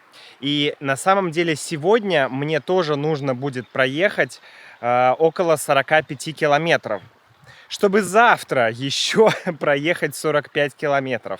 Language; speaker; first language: Russian; native; Russian